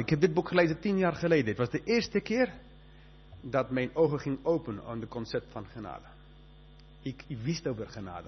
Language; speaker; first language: Dutch; non-native, fluent; Spanish